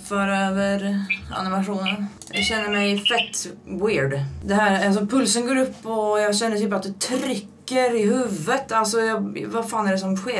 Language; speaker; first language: Swedish; native; Swedish